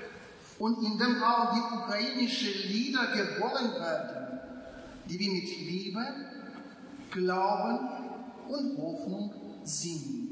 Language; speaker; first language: German; non-native, fluent; Ukrainian